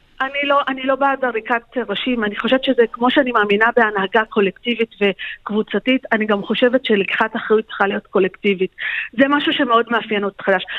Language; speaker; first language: Hebrew; non-native, local second language; Arabic